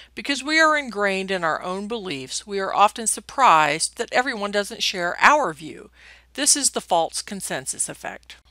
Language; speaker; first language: English; native; English